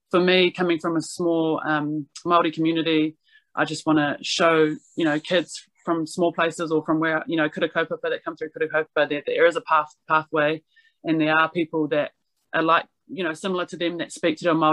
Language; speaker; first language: English; non-native, local second language; Māori